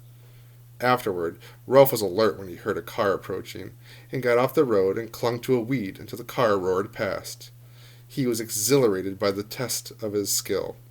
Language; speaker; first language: English; native; English